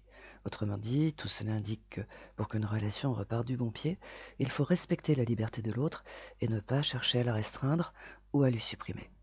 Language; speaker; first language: French; native; French